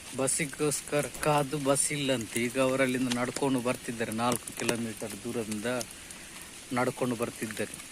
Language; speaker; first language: Kannada; native; Kannada